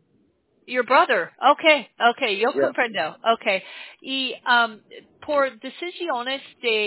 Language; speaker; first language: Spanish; non-native, learner; English